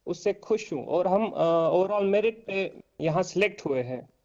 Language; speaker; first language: Hindi; native; Hindi